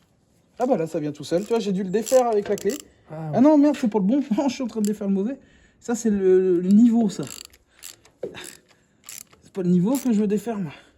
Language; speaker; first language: French; native; French